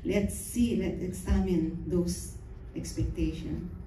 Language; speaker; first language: English; non-native, local second language; Filipino